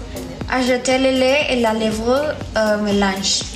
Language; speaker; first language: French; non-native, learner; Spanish